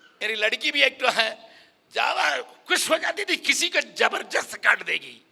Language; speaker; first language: Hindi; non-native, local second language; Tamil